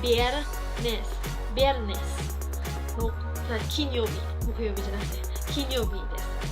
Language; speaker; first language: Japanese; non-native, fluent; Cebuano